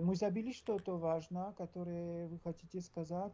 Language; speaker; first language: Russian; non-native, learner; French